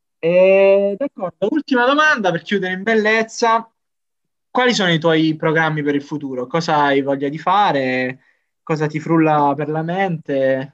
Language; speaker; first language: Italian; native; Italian